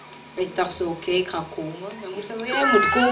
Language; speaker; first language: Dutch; early bilingual, other home language; French